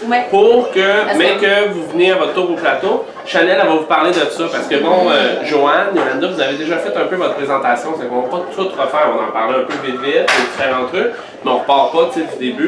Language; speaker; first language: French; native; French